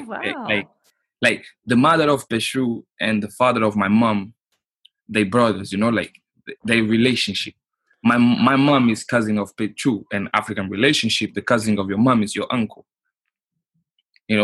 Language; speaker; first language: English; non-native, fluent; Portuguese